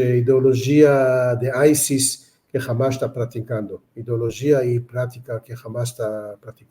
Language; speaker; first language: Portuguese; non-native, fluent; Hebrew